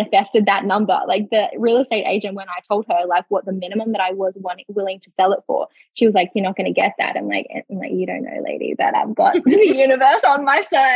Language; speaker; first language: English; native; English